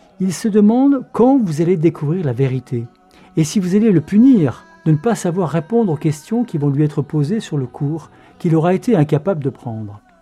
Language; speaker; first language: French; native; French